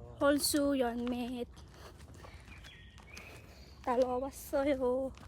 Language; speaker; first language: Korean; non-native, learner; Lao